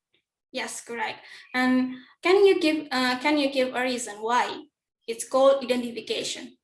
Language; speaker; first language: English; non-native, learner; Indonesian